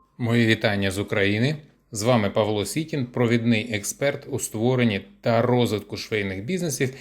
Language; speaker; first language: Ukrainian; non-native, local second language; Russian